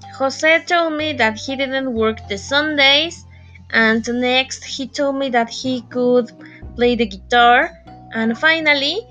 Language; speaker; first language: English; non-native, learner; Spanish